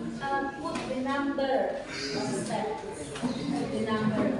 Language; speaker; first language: English; non-native, learner; Indonesian